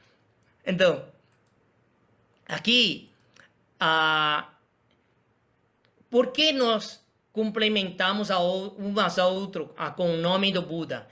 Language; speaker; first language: Portuguese; non-native, fluent; Spanish